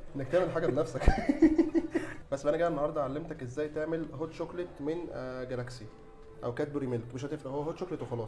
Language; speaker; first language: Arabic; native; Arabic